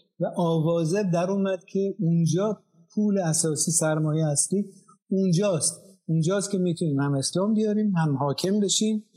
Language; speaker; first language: Persian; non-native, local second language; Azerbaijani